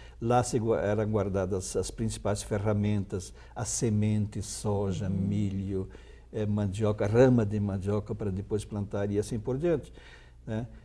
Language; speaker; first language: Portuguese; non-native, local second language; German